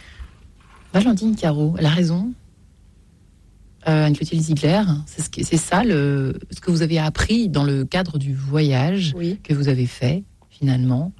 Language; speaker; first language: French; native; French